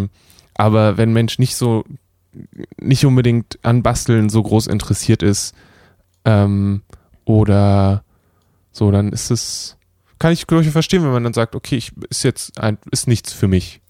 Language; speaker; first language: German; native; German